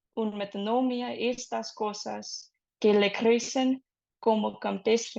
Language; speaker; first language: Spanish; non-native, fluent; English